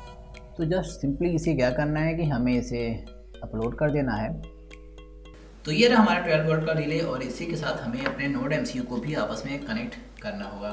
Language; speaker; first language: Hindi; native; Hindi